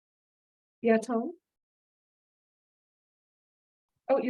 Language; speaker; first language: English; native; English